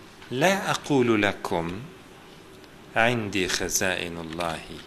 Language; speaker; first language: Arabic; non-native, fluent; Turkish